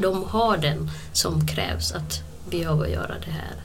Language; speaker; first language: Swedish; non-native, fluent; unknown